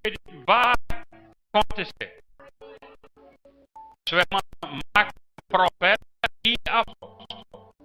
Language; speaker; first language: Portuguese; non-native, fluent; English